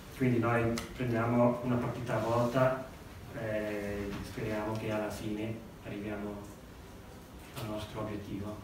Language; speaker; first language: Italian; non-native, learner; English